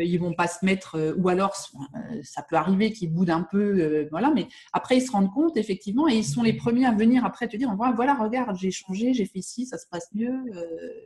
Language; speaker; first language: French; native; French